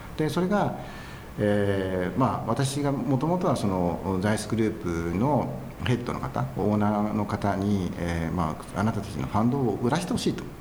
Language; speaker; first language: Japanese; native; Japanese